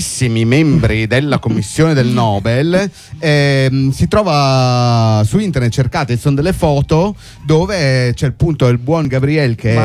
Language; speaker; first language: Italian; native; Italian